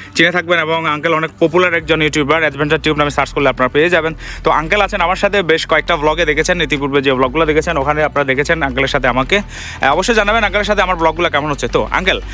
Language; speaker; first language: Bangla; non-native, local second language; Chakma